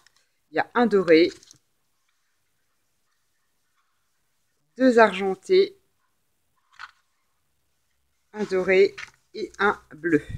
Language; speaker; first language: French; native; French